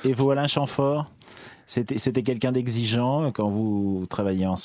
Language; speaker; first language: French; native; French